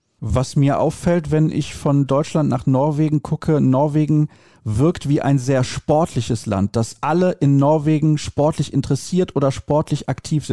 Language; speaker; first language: German; native; German